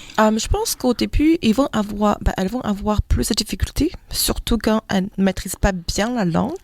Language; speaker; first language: French; non-native, fluent; Chinese